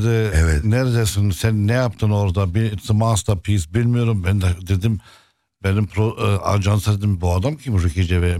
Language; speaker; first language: Turkish; early bilingual, heritage; Turkish